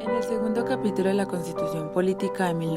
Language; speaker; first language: Spanish; native; Spanish